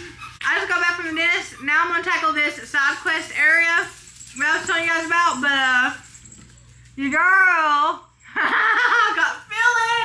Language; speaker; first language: English; native; English